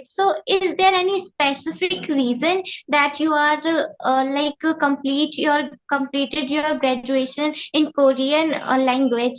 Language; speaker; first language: English; non-native, learner; Hindi